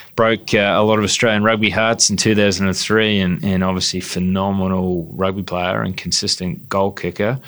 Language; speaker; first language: English; native; English